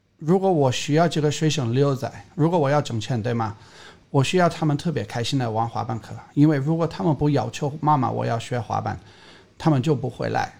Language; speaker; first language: Chinese; non-native, fluent; English